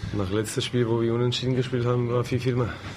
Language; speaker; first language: German; non-native, learner; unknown